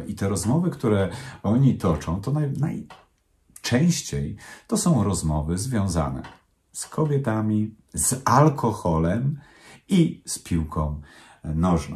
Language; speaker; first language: Polish; native; Polish